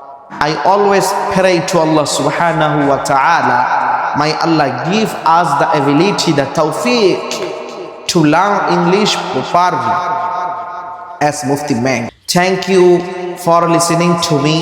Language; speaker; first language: English; non-native, learner; Bangla